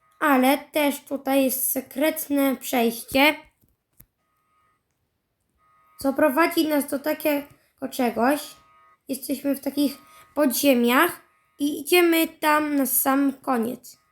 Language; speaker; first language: Polish; native; Polish